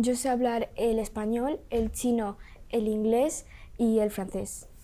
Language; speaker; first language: Spanish; early bilingual, other home language; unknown